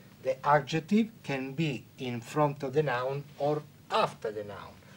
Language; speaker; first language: English; non-native, fluent; Italian